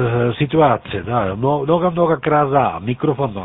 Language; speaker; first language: Russian; non-native, learner; German